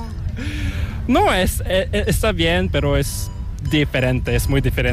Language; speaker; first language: Spanish; non-native, fluent; Korean